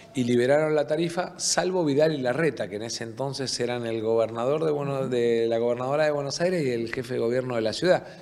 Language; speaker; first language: Spanish; native; Spanish